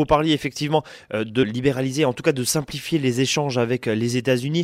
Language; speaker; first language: French; native; French